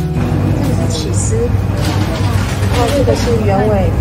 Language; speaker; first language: Chinese; native; Chinese